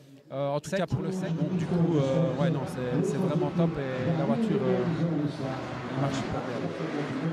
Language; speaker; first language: French; native; French